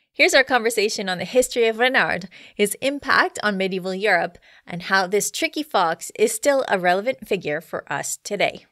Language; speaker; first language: English; native; English